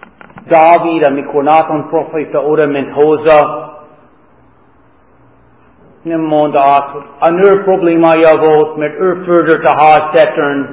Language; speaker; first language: Hungarian; non-native, fluent; English